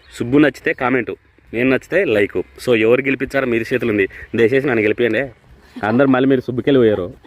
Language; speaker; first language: Telugu; native; Telugu